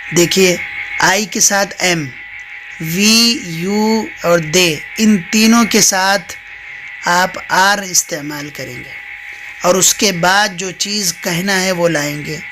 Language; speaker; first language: Urdu; native; Urdu